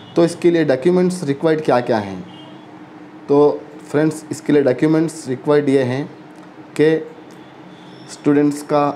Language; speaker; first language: Hindi; non-native, local second language; Urdu